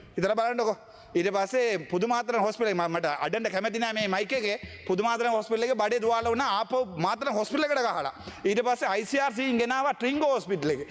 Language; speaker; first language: Sinhala; non-native, local second language; Tamil